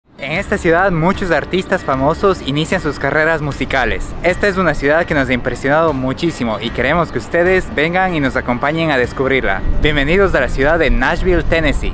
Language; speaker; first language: Spanish; native; Spanish